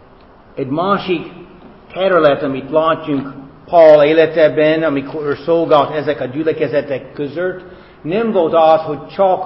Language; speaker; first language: Hungarian; non-native, fluent; English